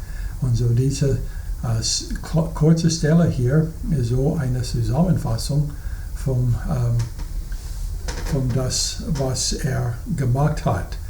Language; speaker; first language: German; non-native, fluent; English